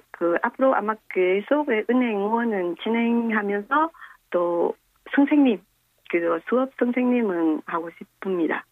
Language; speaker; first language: Korean; non-native, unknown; Vietnamese